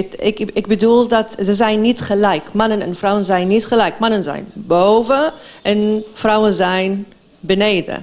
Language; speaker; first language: Dutch; non-native, learner; Arabic